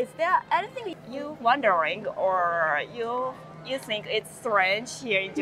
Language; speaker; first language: English; non-native, learner; Japanese